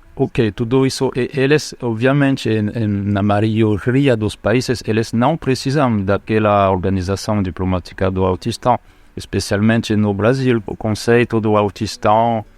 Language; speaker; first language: Portuguese; non-native, fluent; French